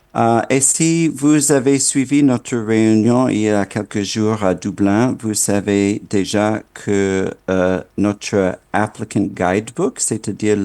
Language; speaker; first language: French; non-native, fluent; English